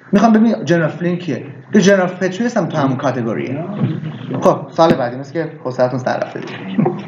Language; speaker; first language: Persian; early bilingual, heritage; Persian